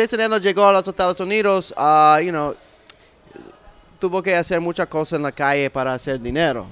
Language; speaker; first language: Spanish; non-native, learner; English